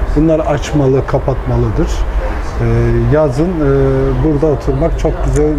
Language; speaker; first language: Turkish; native; Turkish